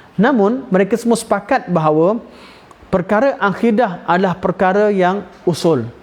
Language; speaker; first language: Malay; native; Malay